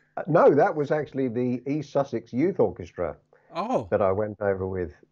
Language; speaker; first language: English; native; English